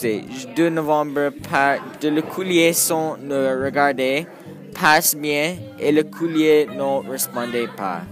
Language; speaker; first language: French; non-native, learner; English